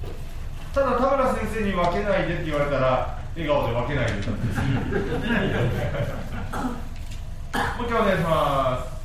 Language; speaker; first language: Japanese; native; Japanese